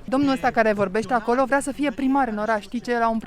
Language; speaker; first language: Romanian; native; Romanian